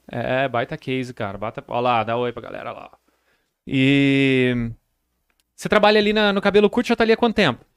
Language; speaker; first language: Portuguese; native; Portuguese